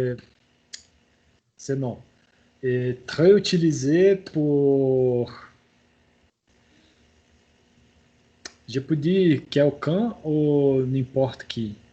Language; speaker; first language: French; non-native, learner; Portuguese